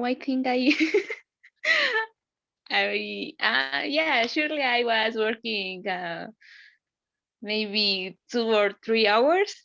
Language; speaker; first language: English; non-native, learner; Spanish